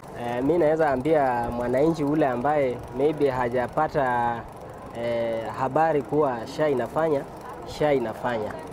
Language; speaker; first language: Swahili; non-native, local second language; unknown